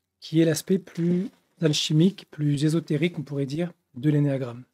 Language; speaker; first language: French; native; French